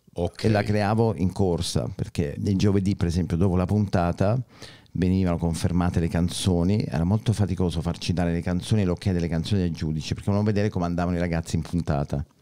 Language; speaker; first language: Italian; native; Italian